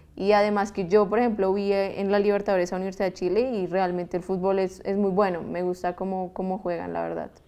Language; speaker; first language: Spanish; native; Spanish